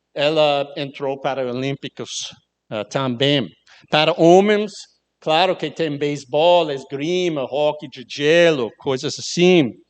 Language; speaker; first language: Portuguese; non-native, learner; English